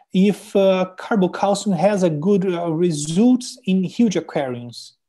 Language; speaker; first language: English; non-native, fluent; Portuguese